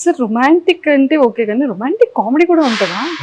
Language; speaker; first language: Telugu; native; Telugu